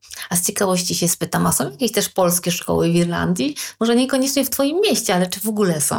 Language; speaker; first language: Polish; native; Polish